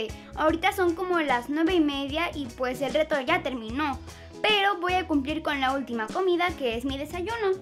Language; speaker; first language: Spanish; native; Spanish